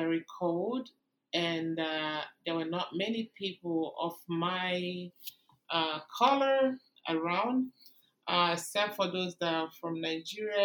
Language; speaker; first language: English; non-native, local second language; Igbo